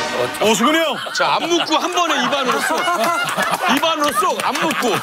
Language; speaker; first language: Korean; native; Korean